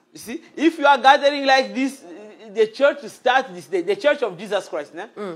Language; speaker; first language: English; non-native, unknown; Lingala